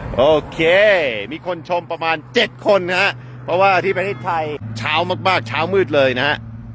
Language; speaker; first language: Thai; non-native, fluent; English